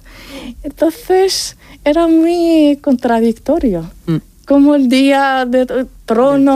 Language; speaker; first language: Spanish; non-native, fluent; Arabic